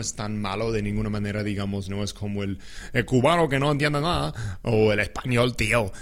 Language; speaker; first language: Spanish; non-native, fluent; English